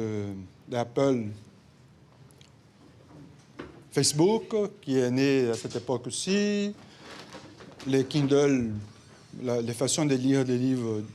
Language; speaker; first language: French; non-native, fluent; Portuguese